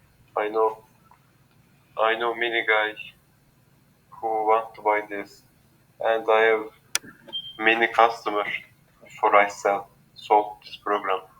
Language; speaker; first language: English; non-native, learner; Turkish